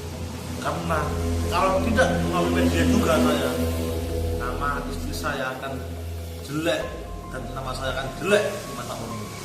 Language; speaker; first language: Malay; non-native, local second language; Javanese